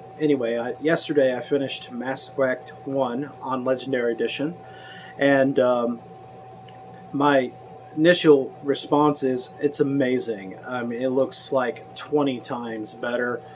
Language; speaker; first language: English; native; English